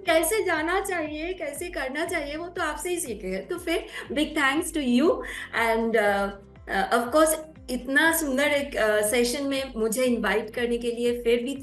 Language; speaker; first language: Hindi; non-native, local second language; Bangla